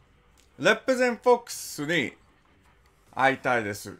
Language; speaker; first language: Japanese; non-native, learner; English